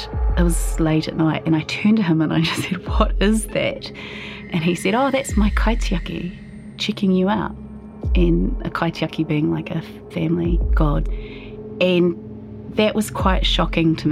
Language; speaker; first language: English; native; English